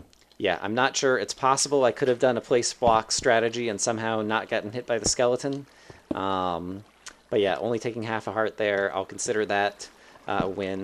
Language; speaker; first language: English; native; English